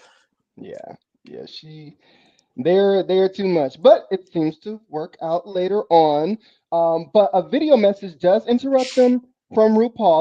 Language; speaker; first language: English; native; English